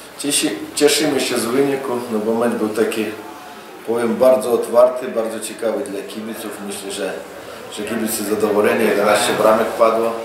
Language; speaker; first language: Polish; non-native, fluent; Russian